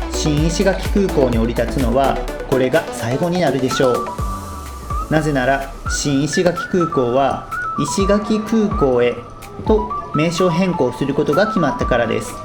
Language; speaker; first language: Japanese; native; Japanese